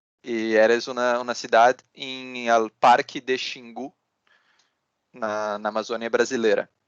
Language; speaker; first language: Portuguese; non-native, learner; Spanish